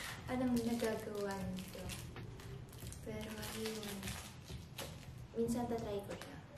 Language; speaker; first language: Filipino; native; Filipino